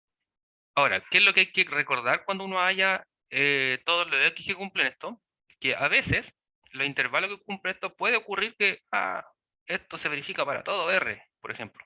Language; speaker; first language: Spanish; native; Spanish